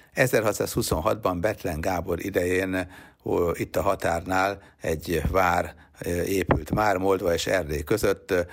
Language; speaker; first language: Hungarian; native; Hungarian